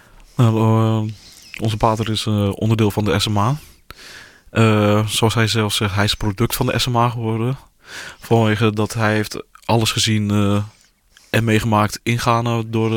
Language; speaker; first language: Dutch; non-native, fluent; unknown